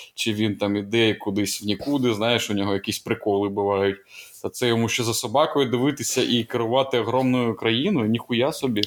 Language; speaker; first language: Ukrainian; non-native, local second language; Russian